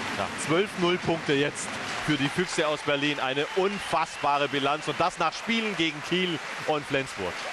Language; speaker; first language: German; native; German